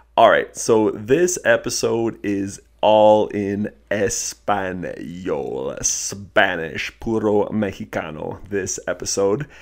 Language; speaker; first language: English; native; English